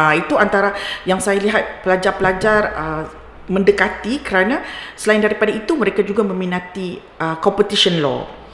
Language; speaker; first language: Malay; native; Malay